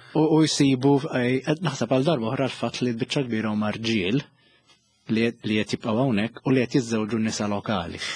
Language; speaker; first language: Maltese; native; Maltese